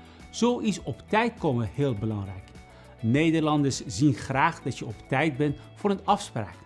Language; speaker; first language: Dutch; non-native, fluent; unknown